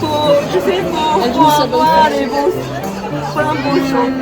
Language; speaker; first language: French; non-native, fluent; Japanese